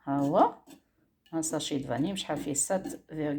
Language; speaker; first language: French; non-native, local second language; Arabic